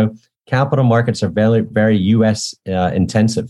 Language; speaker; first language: English; native; English